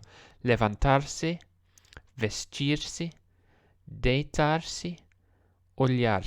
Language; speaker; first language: Portuguese; non-native, learner; English